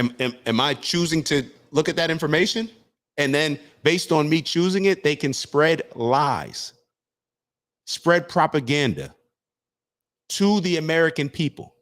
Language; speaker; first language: English; native; English